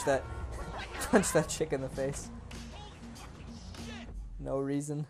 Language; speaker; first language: English; native; English